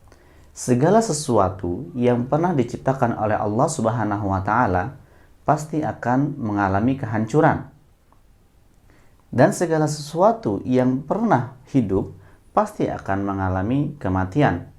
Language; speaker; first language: Indonesian; native; Indonesian